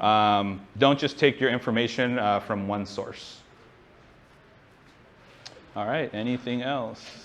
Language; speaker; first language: English; native; English